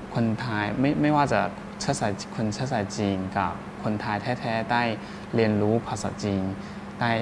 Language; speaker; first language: Thai; non-native, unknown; Chinese